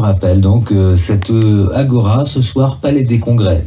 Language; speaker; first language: French; native; French